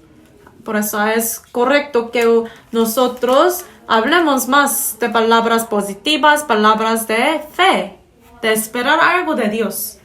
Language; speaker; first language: Spanish; non-native, fluent; Korean